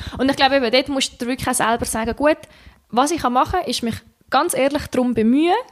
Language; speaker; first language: German; native; German